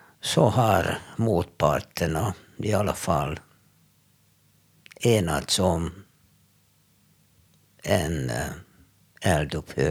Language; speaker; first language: Swedish; non-native, fluent; Hungarian